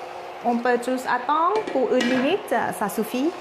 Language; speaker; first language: French; non-native, learner; Thai